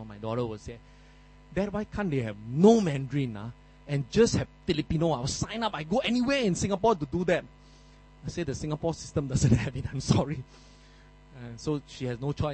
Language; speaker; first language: English; non-native, local second language; Min Nan Chinese